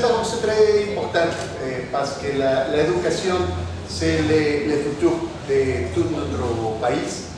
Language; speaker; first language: French; non-native, fluent; Spanish